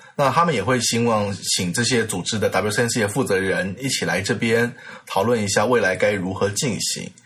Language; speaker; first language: Chinese; native; Chinese